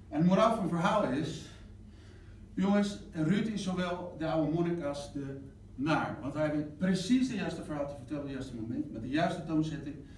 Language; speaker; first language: Dutch; non-native, fluent; Spanish